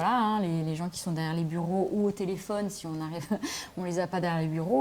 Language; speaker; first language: French; native; French